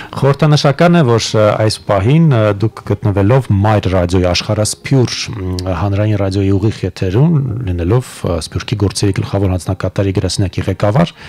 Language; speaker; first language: Armenian; native; Armenian